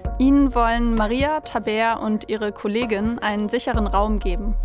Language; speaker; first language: German; native; German